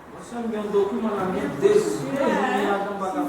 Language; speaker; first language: Portuguese; non-native, learner; Haitian Creole